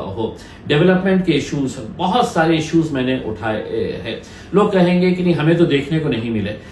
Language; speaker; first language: Urdu; native; Urdu